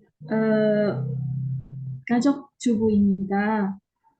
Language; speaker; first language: Korean; non-native, learner; Indonesian